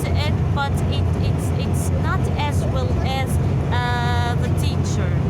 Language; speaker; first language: English; non-native, learner; Arabic